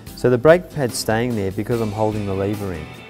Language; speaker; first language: English; native; English